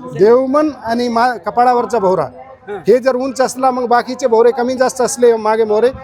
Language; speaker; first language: Marathi; non-native, local second language; Hindi